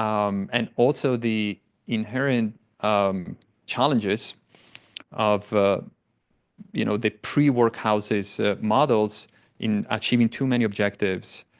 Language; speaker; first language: English; non-native, fluent; Italian